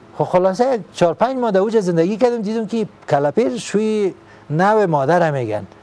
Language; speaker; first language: Persian; native; Persian